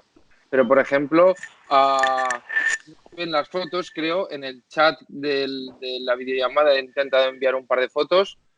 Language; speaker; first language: Spanish; native; Spanish